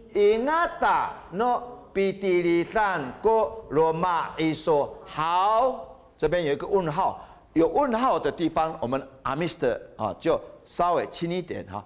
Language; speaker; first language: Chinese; non-native, local second language; Amis